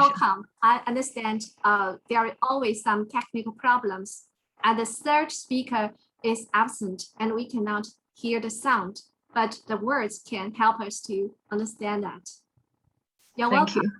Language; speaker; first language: English; non-native, fluent; Chinese